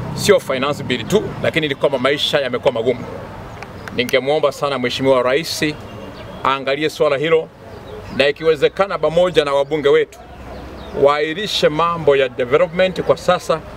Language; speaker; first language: Swahili; non-native, local second language; Gusii